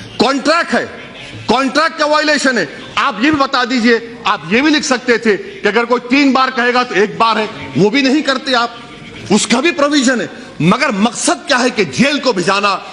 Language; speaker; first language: Urdu; native; Urdu